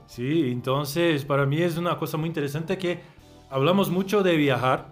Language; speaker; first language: Portuguese; native; Portuguese